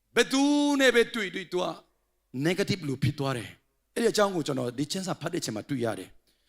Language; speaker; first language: Burmese; non-native, local second language; Tedim Chin